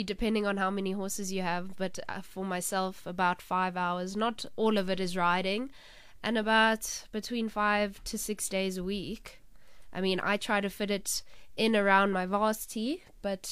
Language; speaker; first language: English; native; English